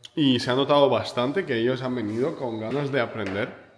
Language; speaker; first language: Spanish; non-native, fluent; Ukrainian